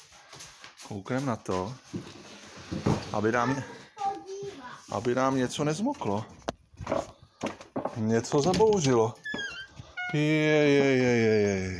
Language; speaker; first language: Czech; native; Czech